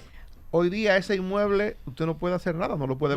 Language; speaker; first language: Spanish; native; Spanish